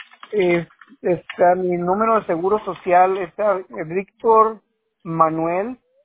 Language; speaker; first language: Spanish; native; Spanish